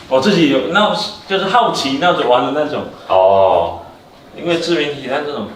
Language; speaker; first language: Chinese; native; Chinese